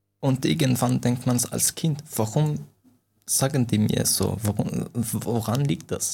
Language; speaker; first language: German; non-native, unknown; Persian